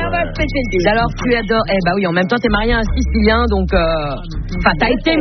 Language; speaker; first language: French; native; French